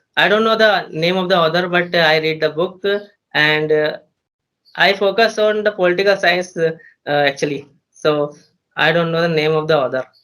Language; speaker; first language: English; non-native, learner; Hindi